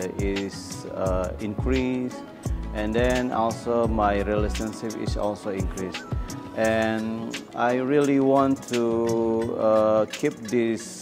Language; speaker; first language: English; non-native, learner; Indonesian